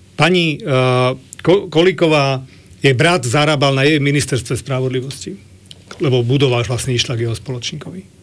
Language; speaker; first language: Slovak; native; Slovak